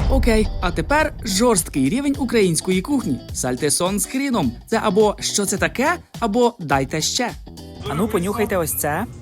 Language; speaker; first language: Ukrainian; native; Ukrainian